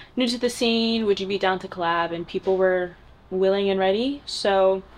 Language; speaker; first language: English; native; English